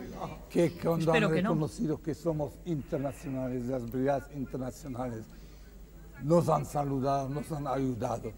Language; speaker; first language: Spanish; non-native, fluent; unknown